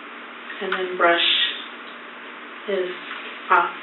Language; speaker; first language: English; native; English